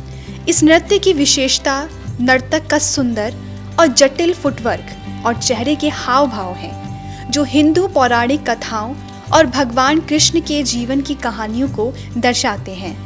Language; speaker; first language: Hindi; native; Hindi